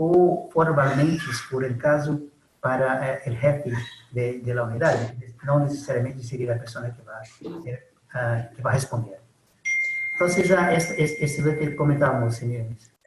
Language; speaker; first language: Spanish; non-native, fluent; Portuguese